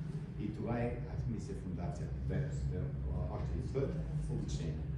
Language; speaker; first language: Bulgarian; early bilingual, heritage; English